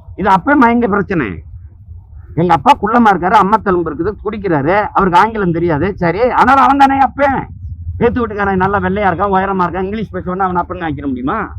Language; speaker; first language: Tamil; native; Tamil